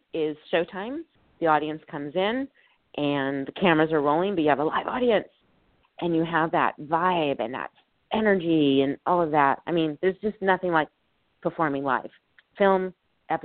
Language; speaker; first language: English; native; English